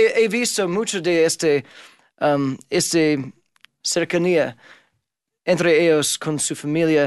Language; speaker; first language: Spanish; non-native, fluent; English